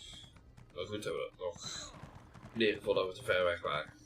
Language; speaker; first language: Dutch; native; Dutch